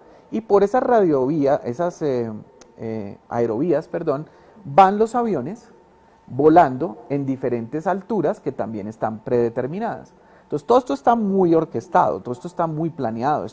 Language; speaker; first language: Spanish; native; Spanish